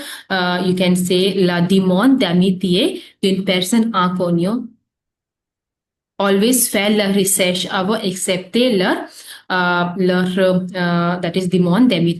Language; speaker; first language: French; non-native, fluent; Hindi